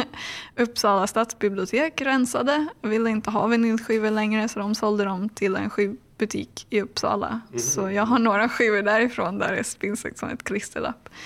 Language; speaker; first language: Swedish; early bilingual, heritage; English